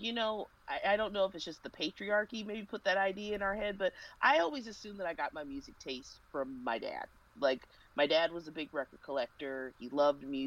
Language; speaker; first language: English; native; English